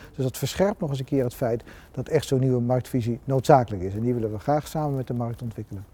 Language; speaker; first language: Dutch; native; Dutch